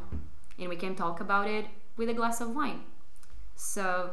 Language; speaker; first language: English; non-native, fluent; Portuguese